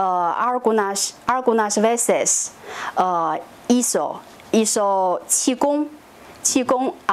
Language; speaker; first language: Spanish; non-native, fluent; Chinese